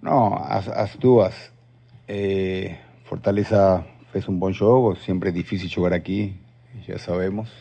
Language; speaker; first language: Portuguese; non-native, learner; Spanish